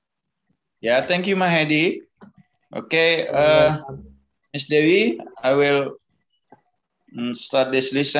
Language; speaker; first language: English; non-native, learner; Indonesian